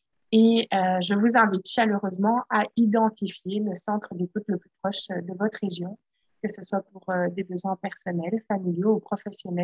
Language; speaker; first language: French; native; French